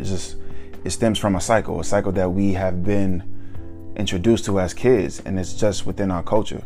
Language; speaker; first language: English; native; English